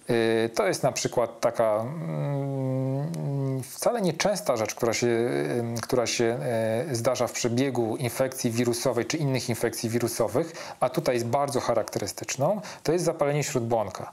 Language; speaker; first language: Polish; native; Polish